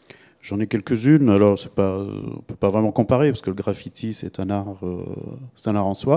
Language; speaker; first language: French; native; French